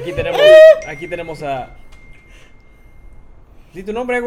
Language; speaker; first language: Spanish; native; Spanish